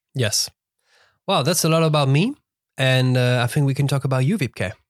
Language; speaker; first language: English; non-native, fluent; French